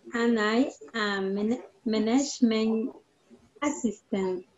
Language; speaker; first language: English; non-native, learner; Spanish